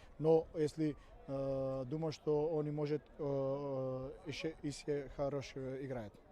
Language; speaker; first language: Russian; non-native, learner; Serbian